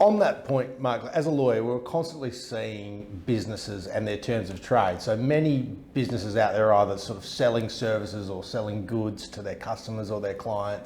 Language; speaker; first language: English; native; English